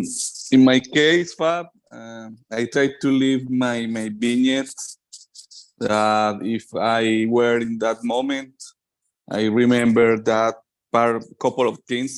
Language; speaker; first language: English; non-native, learner; Spanish